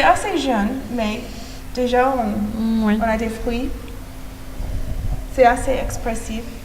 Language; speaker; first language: French; non-native, fluent; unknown